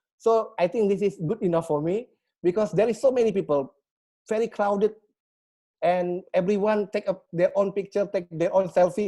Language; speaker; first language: English; non-native, learner; Indonesian